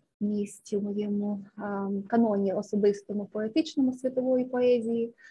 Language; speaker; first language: Ukrainian; native; Ukrainian